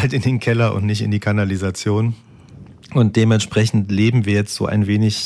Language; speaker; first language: German; native; German